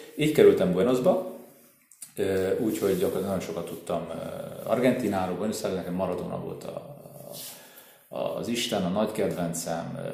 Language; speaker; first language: Hungarian; native; Hungarian